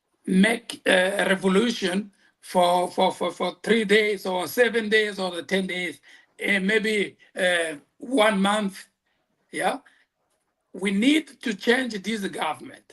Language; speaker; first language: English; non-native, local second language; Portuguese